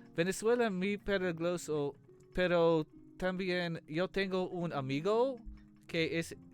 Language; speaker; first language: Spanish; non-native, learner; English